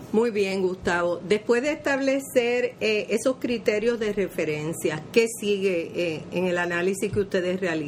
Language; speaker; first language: Spanish; native; Spanish